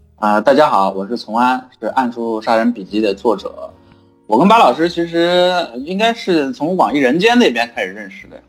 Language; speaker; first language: Chinese; native; Chinese